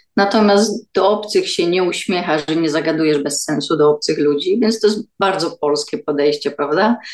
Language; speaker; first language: Polish; native; Polish